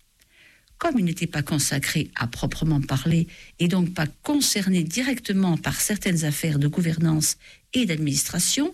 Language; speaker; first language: French; native; French